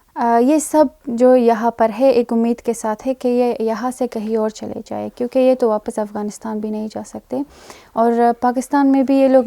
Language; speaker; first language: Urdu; non-native, fluent; Persian